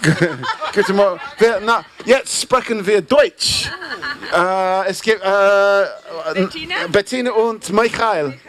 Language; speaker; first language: German; non-native, learner; English